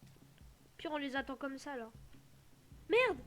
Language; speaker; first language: French; native; French